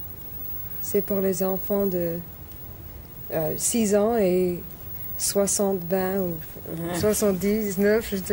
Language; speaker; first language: French; non-native, learner; English